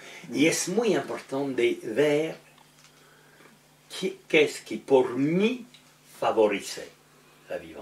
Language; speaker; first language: Spanish; non-native, learner; French